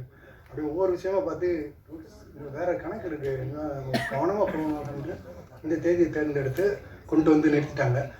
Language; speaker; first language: Tamil; native; Tamil